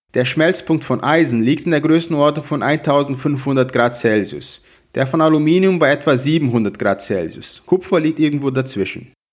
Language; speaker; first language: German; non-native, fluent; Portuguese